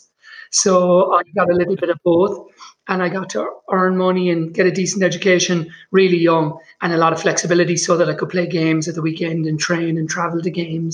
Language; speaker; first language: English; native; English